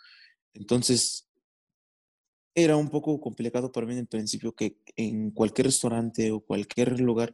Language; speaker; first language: Spanish; non-native, fluent; Arabic